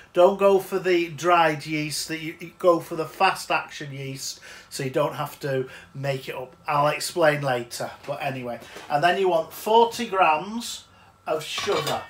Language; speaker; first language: English; native; English